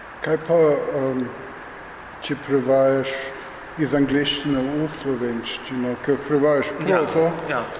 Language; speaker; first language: Slovenian; non-native, fluent; English